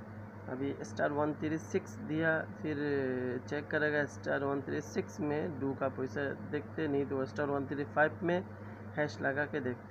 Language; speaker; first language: Hindi; non-native, learner; Bangla